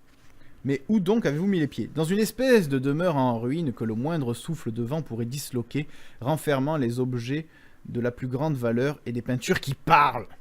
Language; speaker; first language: French; native; French